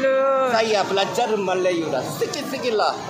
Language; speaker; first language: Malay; non-native, learner; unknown